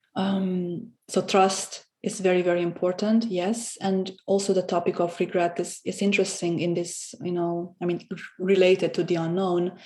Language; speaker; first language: English; non-native, fluent; Romanian